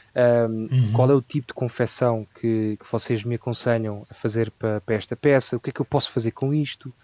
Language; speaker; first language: Portuguese; native; Portuguese